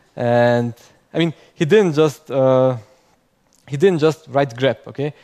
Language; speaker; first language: English; non-native, fluent; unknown